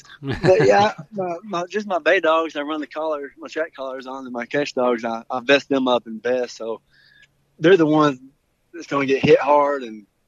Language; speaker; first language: English; native; English